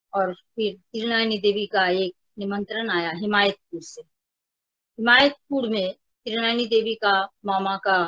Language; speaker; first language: Hindi; non-native, local second language; Bangla